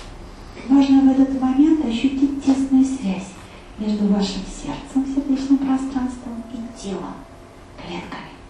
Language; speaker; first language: Russian; native; Russian